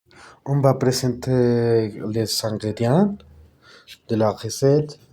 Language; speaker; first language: French; non-native, learner; Spanish